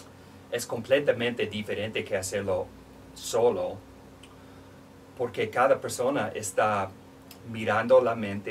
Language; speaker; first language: Spanish; non-native, fluent; English